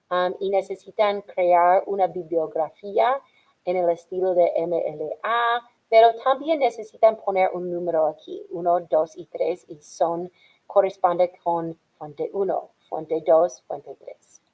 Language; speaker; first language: Spanish; non-native, fluent; English